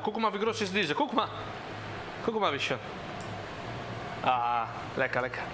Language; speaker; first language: German; non-native, learner; Italian